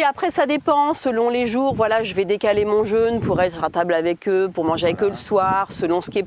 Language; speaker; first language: French; native; French